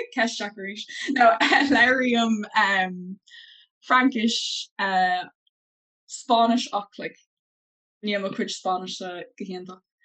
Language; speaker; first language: Irish; non-native, local second language; English